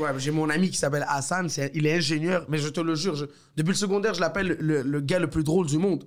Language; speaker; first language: French; early bilingual, other home language; Arabic